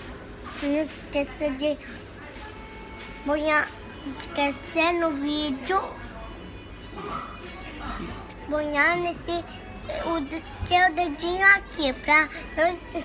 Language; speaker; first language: Portuguese; native; Portuguese